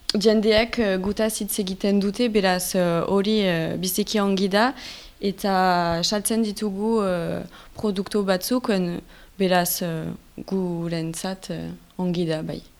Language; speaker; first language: Basque; native; Basque